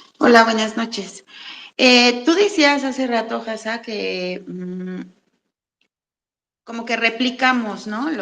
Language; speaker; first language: Spanish; native; Spanish